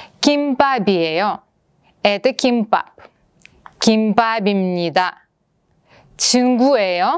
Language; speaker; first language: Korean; non-native, fluent; Russian